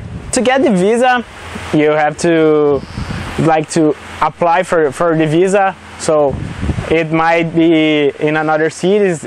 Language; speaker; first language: English; non-native, learner; Portuguese